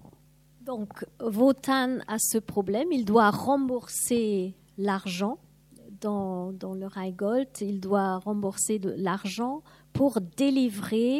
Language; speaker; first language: French; non-native, fluent; German